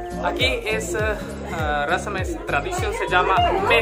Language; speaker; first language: Spanish; non-native, learner; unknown